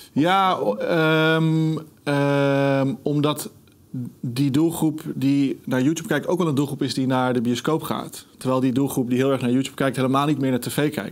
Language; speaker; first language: Dutch; native; Dutch